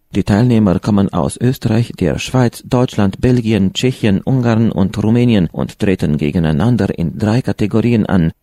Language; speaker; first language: German; native; German